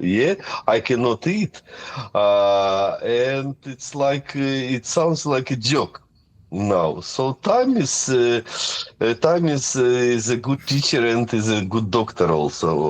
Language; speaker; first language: English; non-native, fluent; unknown